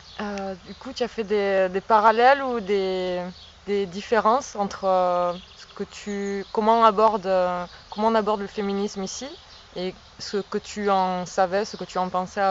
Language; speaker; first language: French; native; French